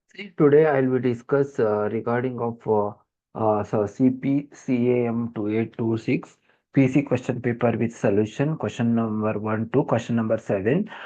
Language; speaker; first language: English; non-native, local second language; Kannada